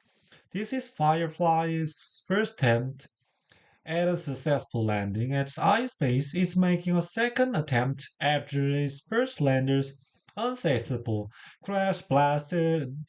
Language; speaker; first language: English; non-native, learner; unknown